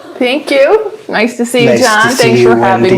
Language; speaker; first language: English; native; English